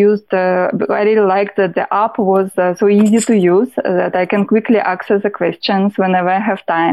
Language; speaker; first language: English; non-native, fluent; Russian